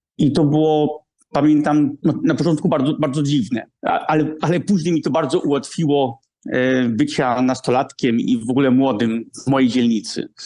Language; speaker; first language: Polish; early bilingual, heritage; Polish